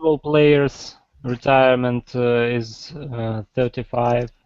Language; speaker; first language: English; non-native, fluent; Russian